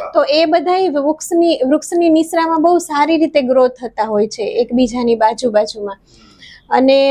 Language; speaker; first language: Gujarati; native; Gujarati